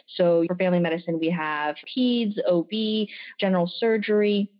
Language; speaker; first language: English; early bilingual, other home language; French